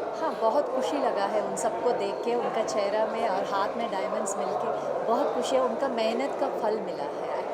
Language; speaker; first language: Hindi; non-native, local second language; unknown